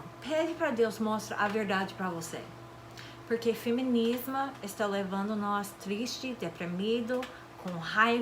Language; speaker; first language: Portuguese; non-native, fluent; English